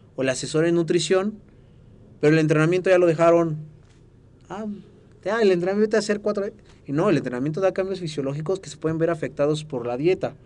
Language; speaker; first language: Spanish; native; Spanish